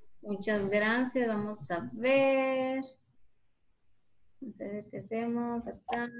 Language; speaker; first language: Spanish; native; Spanish